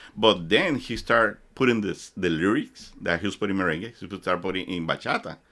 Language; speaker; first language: English; non-native, fluent; Spanish